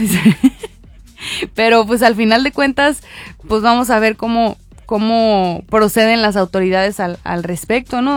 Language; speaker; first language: Spanish; native; Spanish